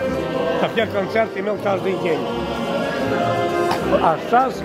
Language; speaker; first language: Russian; non-native, local second language; Ukrainian